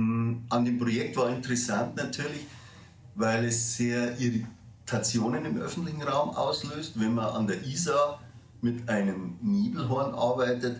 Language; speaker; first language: German; native; German